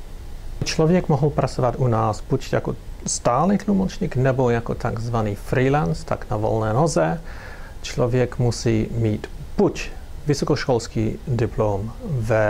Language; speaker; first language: Czech; non-native, fluent; English